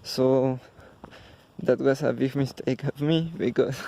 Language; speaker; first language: English; non-native, learner; Spanish